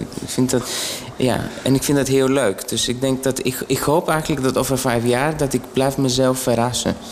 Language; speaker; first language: Dutch; non-native, fluent; Greek